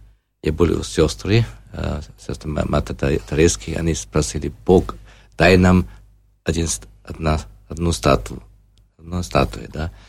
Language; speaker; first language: Russian; non-native, learner; German